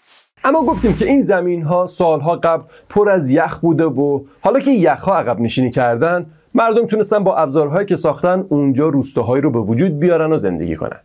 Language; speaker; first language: Persian; native; Persian